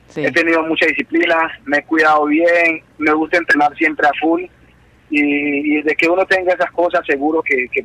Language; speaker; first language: Spanish; native; Spanish